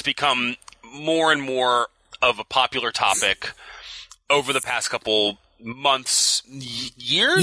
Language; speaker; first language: English; native; English